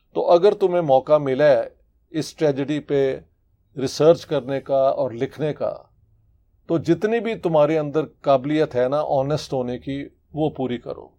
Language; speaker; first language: Hindi; native; Hindi